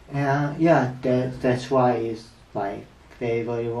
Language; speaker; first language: English; non-native, learner; Korean